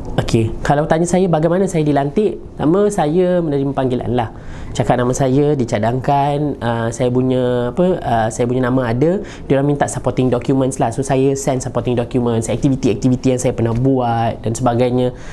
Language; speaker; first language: Malay; non-native, local second language; Tamil